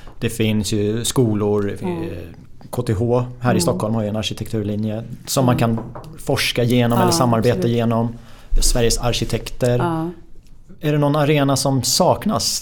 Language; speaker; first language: Swedish; native; Swedish